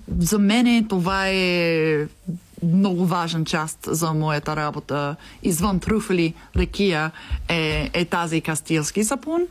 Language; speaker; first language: Bulgarian; non-native, learner; English